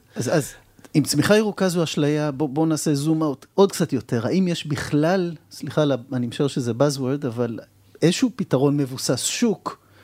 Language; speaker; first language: Hebrew; native; Hebrew